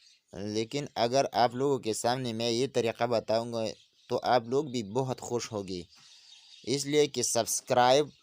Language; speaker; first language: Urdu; non-native, local second language; Pashto